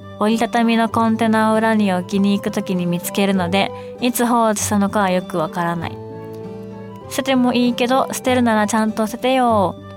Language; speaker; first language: Japanese; native; Japanese